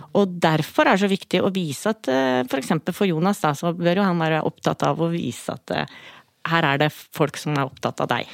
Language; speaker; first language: Norwegian; native; Norwegian